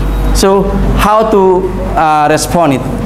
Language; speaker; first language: English; non-native, fluent; Indonesian